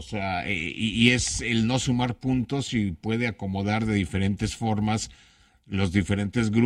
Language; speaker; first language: Spanish; native; Spanish